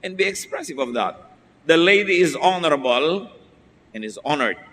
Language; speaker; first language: English; non-native, local second language; Filipino